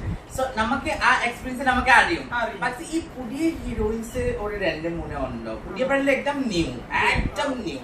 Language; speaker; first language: Malayalam; non-native, learner; Assamese